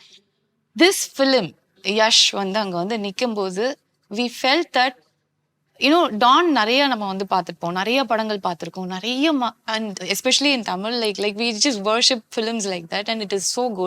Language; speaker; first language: Tamil; native; Tamil